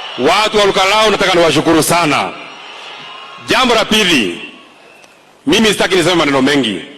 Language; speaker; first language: Swahili; non-native, local second language; Kikuyu